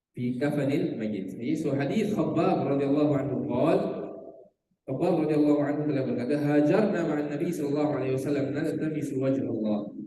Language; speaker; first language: Malay; native; Malay